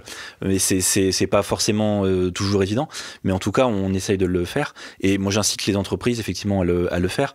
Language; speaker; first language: French; native; French